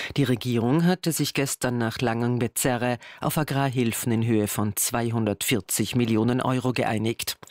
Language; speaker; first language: German; native; German